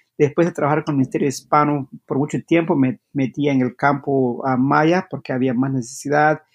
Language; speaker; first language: Spanish; non-native, local second language; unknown